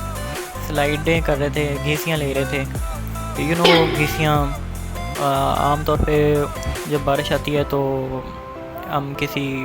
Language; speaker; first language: Urdu; native; Urdu